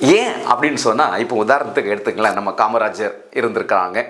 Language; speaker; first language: Tamil; native; Tamil